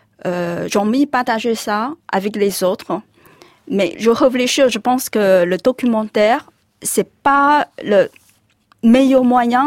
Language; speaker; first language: French; non-native, fluent; Chinese